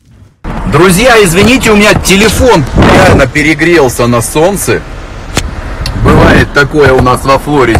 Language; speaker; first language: Russian; native; Russian